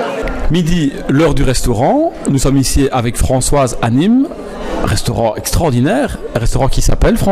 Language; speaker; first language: French; native; French